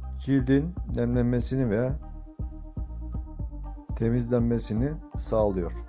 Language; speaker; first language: Turkish; native; Turkish